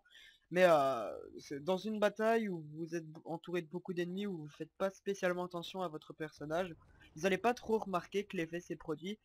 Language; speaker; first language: French; native; French